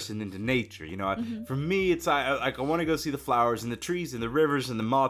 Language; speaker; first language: English; native; English